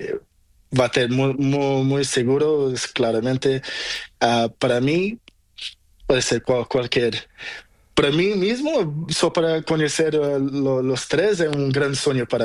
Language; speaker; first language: Spanish; non-native, learner; Portuguese